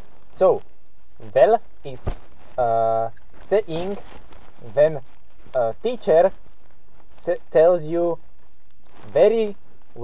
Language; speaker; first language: English; non-native, learner; Slovak